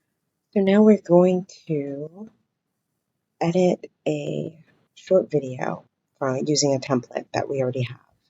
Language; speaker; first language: English; native; English